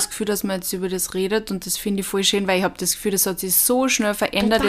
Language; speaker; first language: German; native; German